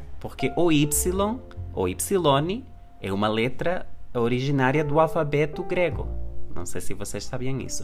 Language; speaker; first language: Portuguese; non-native, fluent; Spanish